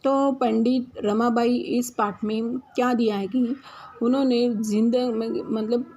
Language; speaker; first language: Hindi; non-native, local second language; Marathi